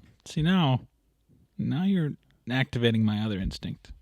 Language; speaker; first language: English; native; English